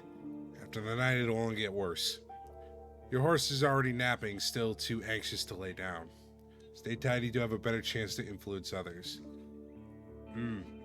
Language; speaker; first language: English; native; English